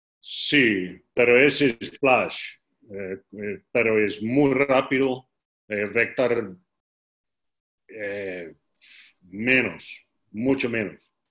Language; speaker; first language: Spanish; non-native, learner; English